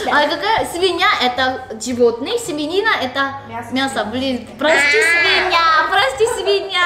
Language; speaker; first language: Russian; non-native, learner; Korean